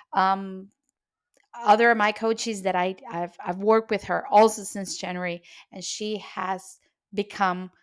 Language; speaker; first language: English; non-native, fluent; Spanish